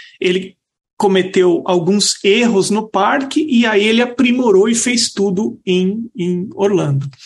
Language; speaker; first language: Portuguese; native; Portuguese